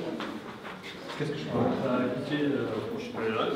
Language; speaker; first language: French; native; French